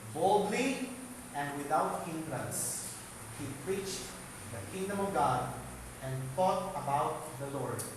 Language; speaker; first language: English; non-native, local second language; Filipino